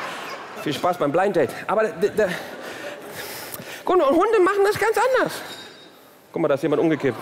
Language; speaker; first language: German; early bilingual, other home language; Turkish